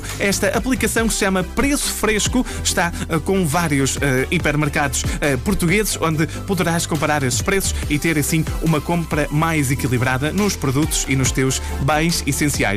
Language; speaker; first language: Portuguese; native; Portuguese